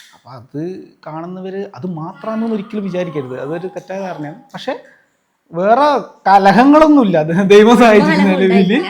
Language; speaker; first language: Malayalam; native; Malayalam